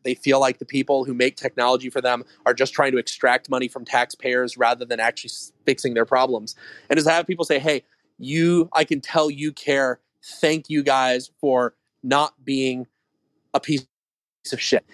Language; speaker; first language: English; native; English